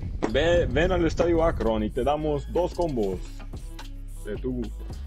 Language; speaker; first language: Spanish; early bilingual, heritage; Spanish